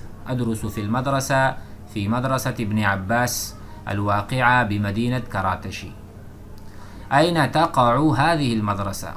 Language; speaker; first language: Arabic; non-native, fluent; Urdu